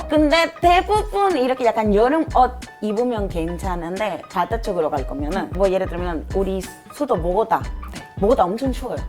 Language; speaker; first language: Korean; non-native, fluent; Spanish